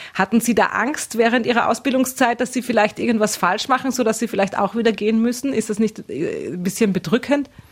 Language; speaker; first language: German; native; German